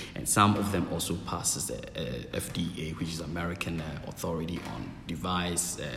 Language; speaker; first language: English; non-native, local second language; Akan